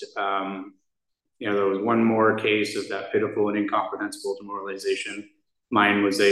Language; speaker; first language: English; native; English